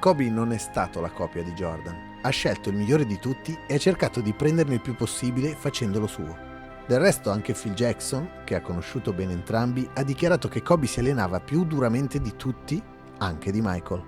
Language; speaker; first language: Italian; native; Italian